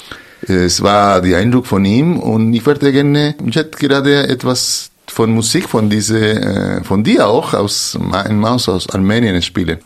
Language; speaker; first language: German; non-native, fluent; Spanish